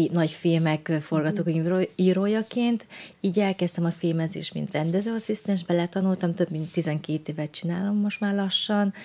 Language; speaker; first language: Hungarian; early bilingual, other home language; Vietnamese